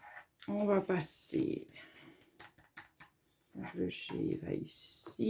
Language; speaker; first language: French; native; French